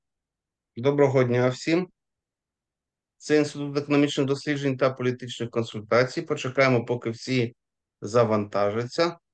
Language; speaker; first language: Ukrainian; native; Ukrainian